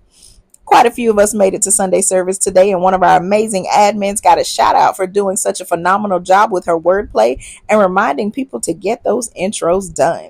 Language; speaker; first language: English; native; English